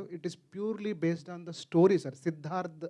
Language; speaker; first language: Telugu; native; Telugu